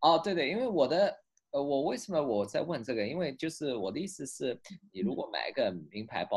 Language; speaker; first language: Chinese; non-native, fluent; English